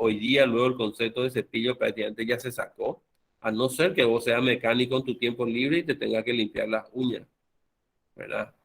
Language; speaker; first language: Spanish; native; Spanish